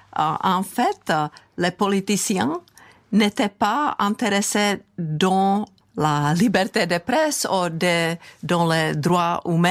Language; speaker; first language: French; non-native, fluent; Czech